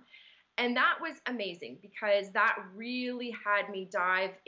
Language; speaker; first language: English; native; English